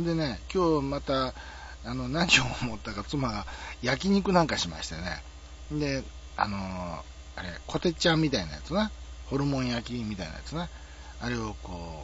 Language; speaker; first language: Japanese; native; Japanese